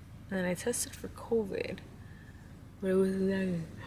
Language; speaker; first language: English; early bilingual, other home language; Spanish